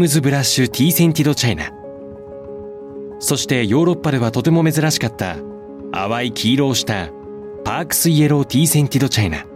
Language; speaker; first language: Japanese; native; Japanese